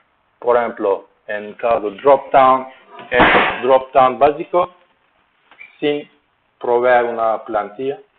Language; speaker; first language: Spanish; non-native, learner; Turkish